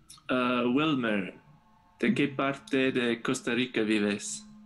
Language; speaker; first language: Spanish; non-native, learner; English